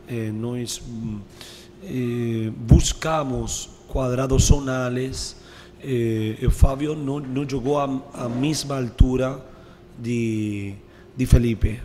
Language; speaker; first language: Portuguese; non-native, learner; Spanish